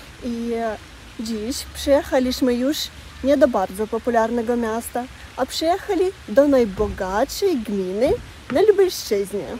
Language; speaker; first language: Polish; non-native, learner; Russian